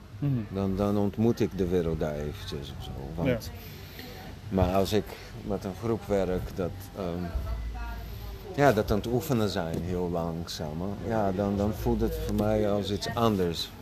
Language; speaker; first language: Dutch; non-native, fluent; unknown